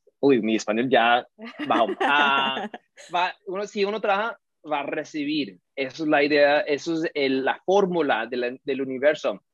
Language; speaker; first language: Spanish; early bilingual, heritage; Spanish